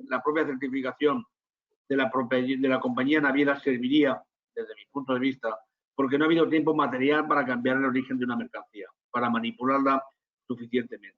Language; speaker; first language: Spanish; native; Spanish